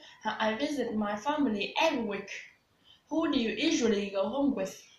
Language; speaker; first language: English; non-native, learner; Vietnamese